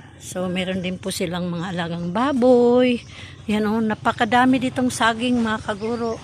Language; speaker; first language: Filipino; non-native, local second language; Cebuano